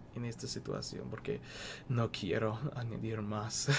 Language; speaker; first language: Spanish; non-native, learner; English